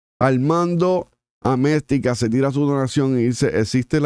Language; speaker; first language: Spanish; native; Spanish